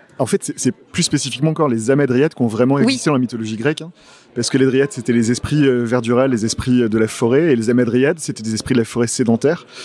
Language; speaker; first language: French; native; French